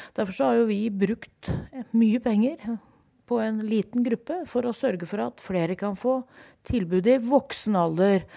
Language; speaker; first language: Norwegian; native; Norwegian